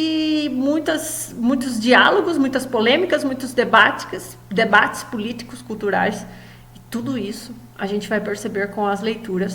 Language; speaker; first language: Portuguese; native; Portuguese